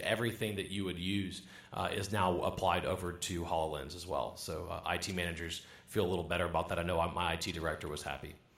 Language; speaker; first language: English; native; English